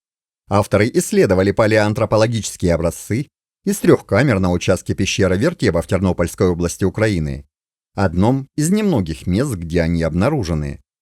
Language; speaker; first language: Russian; native; Russian